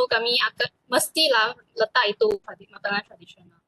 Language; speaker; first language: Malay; non-native, local second language; Chinese